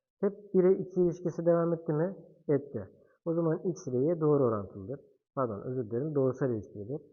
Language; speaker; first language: Turkish; native; Turkish